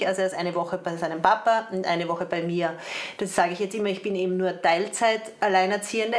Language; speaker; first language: German; native; German